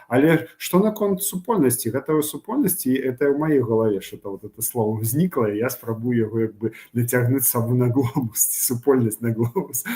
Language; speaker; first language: Belarusian; non-native, local second language; Russian